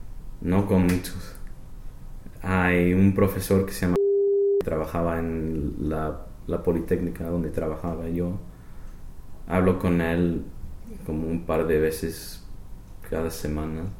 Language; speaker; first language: Spanish; non-native, fluent; English